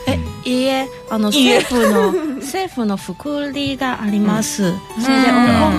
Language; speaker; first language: Japanese; non-native, fluent; Chinese